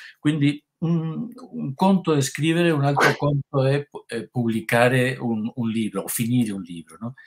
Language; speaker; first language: Italian; non-native, fluent; Spanish